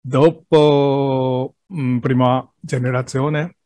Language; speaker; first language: Italian; non-native, learner; Japanese